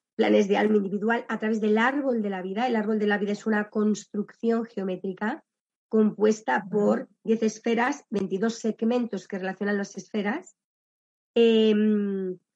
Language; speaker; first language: Spanish; native; Spanish